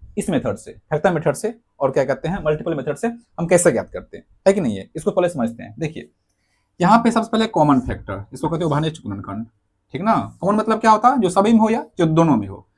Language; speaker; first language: Hindi; native; Hindi